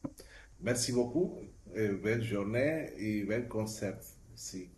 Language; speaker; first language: French; non-native, fluent; Spanish